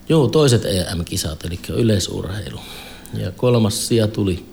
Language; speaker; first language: Finnish; native; Finnish